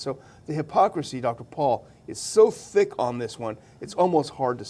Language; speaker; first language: English; native; English